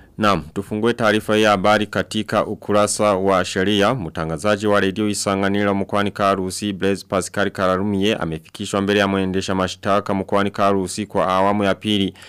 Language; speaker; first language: Swahili; non-native, local second language; Rundi